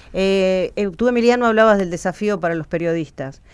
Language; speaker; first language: Spanish; native; Spanish